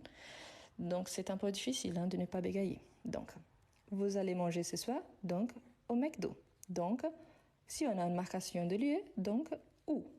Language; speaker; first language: French; non-native, fluent; Arabic